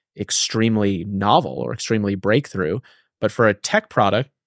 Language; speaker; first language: English; native; English